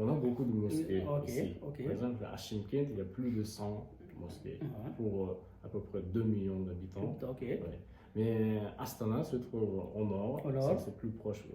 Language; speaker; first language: French; non-native, fluent; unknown